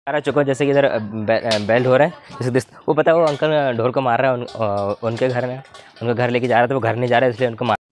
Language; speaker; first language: Hindi; native; Hindi